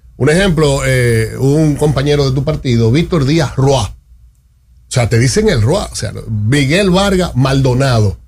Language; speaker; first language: Spanish; native; Spanish